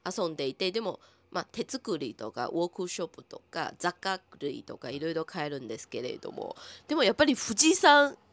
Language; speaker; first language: Japanese; non-native, fluent; Chinese